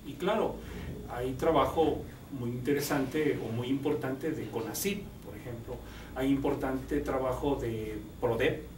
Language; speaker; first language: Spanish; native; Spanish